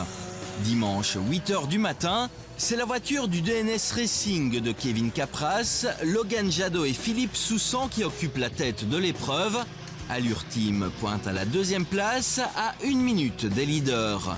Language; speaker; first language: French; native; French